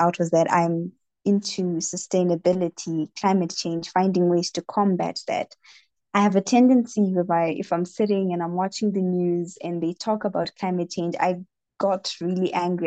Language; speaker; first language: English; non-native, local second language; Shona